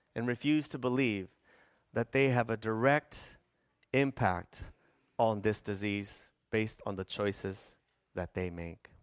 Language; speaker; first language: English; early bilingual, other home language; Spanish